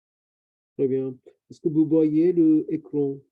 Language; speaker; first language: French; non-native, learner; Japanese